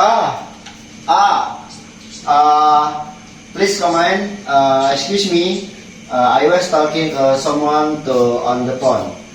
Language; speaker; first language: English; non-native, learner; Indonesian